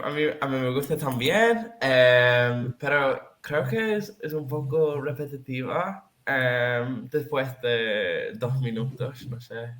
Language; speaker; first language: Spanish; non-native, fluent; Serbian